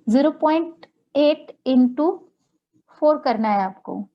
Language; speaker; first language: Hindi; non-native, local second language; Marathi